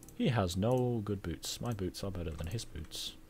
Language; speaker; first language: English; native; English